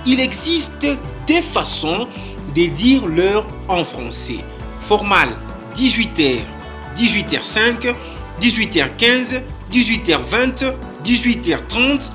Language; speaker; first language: French; non-native, fluent; Spanish